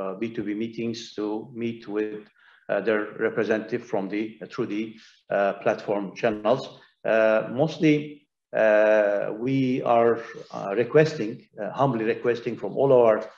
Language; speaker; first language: English; non-native, fluent; Turkish